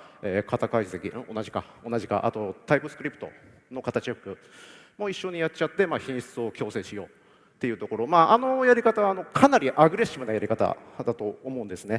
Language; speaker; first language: Japanese; native; Japanese